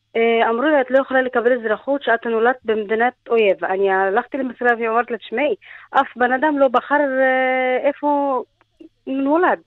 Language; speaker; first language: Hebrew; non-native, fluent; Arabic